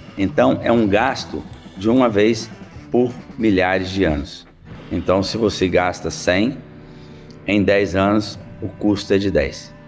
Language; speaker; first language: Portuguese; native; Portuguese